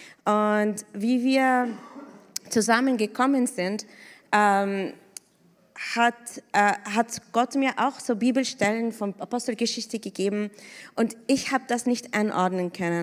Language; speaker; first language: German; non-native, fluent; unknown